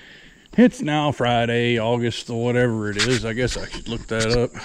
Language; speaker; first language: English; native; English